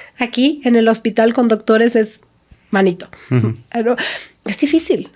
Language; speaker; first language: Spanish; non-native, fluent; Swedish